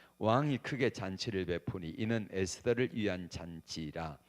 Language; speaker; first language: Korean; native; Korean